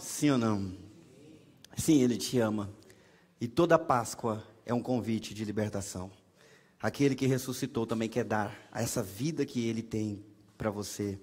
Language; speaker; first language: Portuguese; native; Portuguese